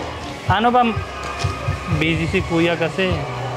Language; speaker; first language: Filipino; non-native, learner; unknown